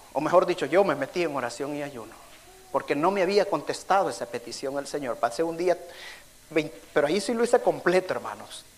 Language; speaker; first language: Spanish; native; Spanish